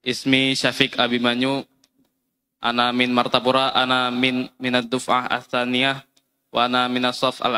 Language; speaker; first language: Arabic; non-native, learner; Indonesian